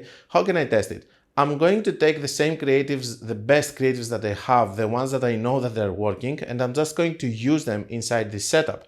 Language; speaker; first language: English; non-native, fluent; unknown